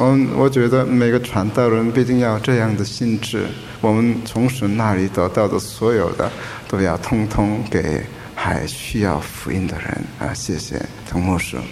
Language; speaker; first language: Chinese; non-native, fluent; Korean